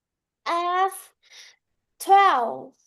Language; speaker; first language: English; non-native, learner; Vietnamese